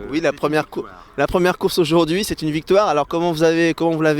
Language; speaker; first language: French; native; French